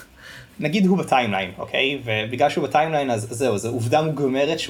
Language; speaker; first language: Hebrew; native; Hebrew